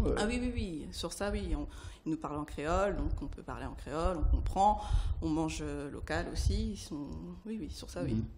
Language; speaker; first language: French; early bilingual, other home language; Haitian Creole